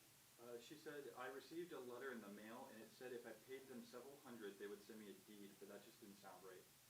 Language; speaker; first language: English; native; English